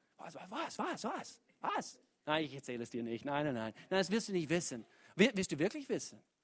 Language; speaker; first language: German; non-native, fluent; English